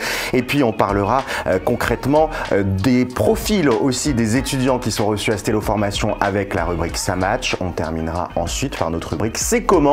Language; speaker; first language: French; native; French